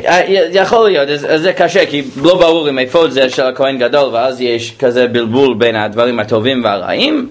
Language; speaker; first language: Hebrew; non-native, fluent; English